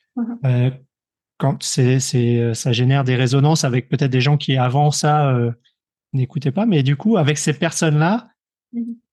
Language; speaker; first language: French; native; French